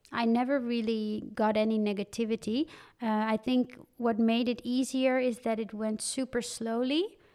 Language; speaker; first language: English; non-native, fluent; Dutch